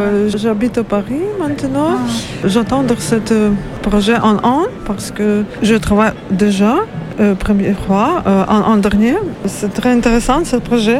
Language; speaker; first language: French; non-native, learner; Ukrainian